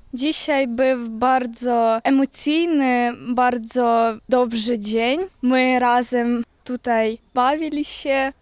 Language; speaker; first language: Polish; non-native, learner; Ukrainian